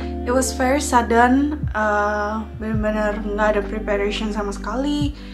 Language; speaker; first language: English; non-native, fluent; Indonesian